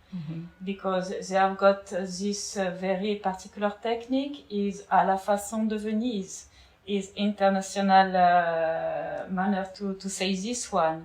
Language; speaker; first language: English; non-native, learner; French